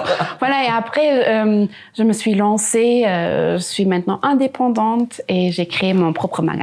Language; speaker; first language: French; non-native, local second language; Luxembourgish